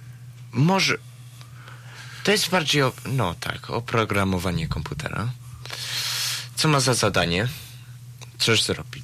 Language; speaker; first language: Polish; early bilingual, heritage; Polish